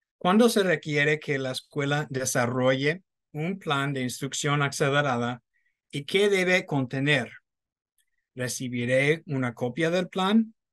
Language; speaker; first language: Spanish; non-native, fluent; English